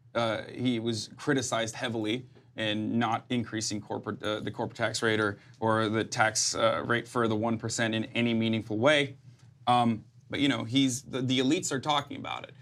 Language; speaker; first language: English; non-native, fluent; Turkish